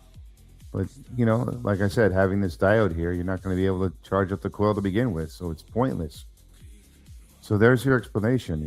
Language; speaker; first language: English; native; English